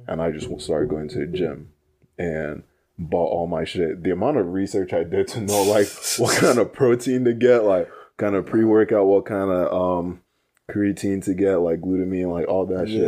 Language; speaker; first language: English; native; English